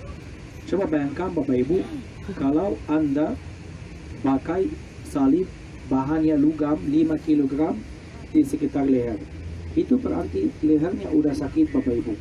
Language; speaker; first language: Indonesian; non-native, fluent; Arabic